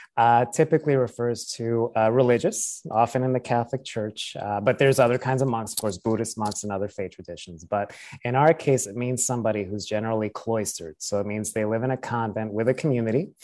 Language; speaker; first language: English; early bilingual, other home language; Spanish